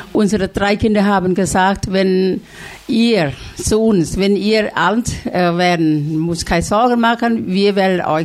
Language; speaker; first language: German; non-native, learner; Thai